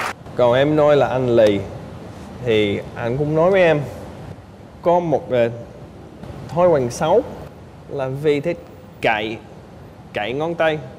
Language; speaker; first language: Vietnamese; non-native, fluent; English